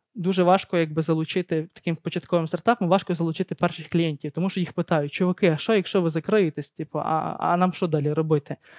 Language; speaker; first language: Ukrainian; native; Ukrainian